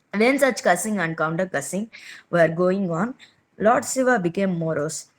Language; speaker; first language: English; non-native, local second language; Telugu